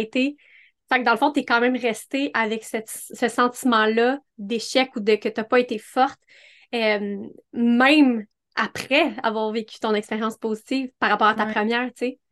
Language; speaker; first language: French; native; French